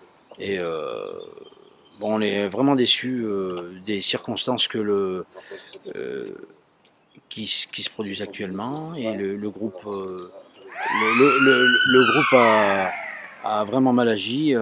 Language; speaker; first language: French; native; French